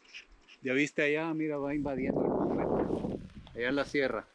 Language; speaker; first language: Spanish; native; Spanish